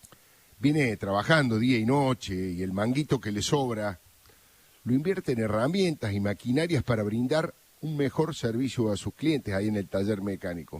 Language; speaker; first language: Spanish; native; Spanish